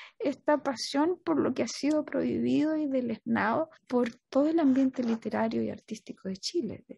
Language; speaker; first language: Spanish; native; Spanish